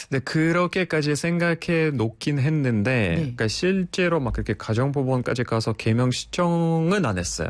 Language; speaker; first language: Korean; non-native, fluent; Russian